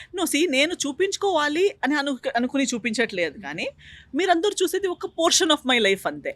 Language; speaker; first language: Telugu; non-native, fluent; Konkani